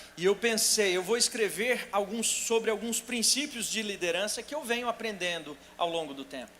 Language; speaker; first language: Portuguese; native; Portuguese